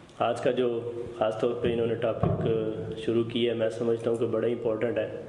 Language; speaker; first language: Urdu; non-native, local second language; Punjabi